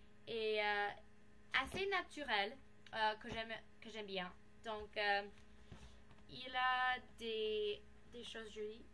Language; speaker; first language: French; non-native, learner; English